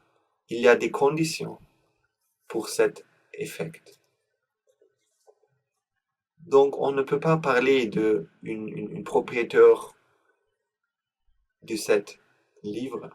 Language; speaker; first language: French; non-native, learner; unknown